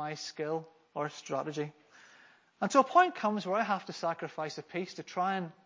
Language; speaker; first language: English; native; English